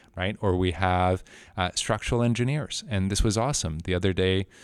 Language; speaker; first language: English; non-native, fluent; Spanish